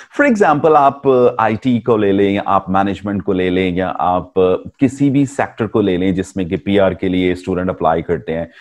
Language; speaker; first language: Urdu; non-native, local second language; Punjabi